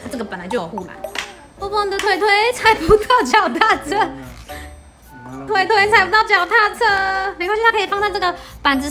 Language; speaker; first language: Chinese; native; Chinese